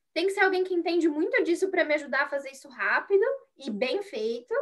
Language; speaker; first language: Portuguese; native; Portuguese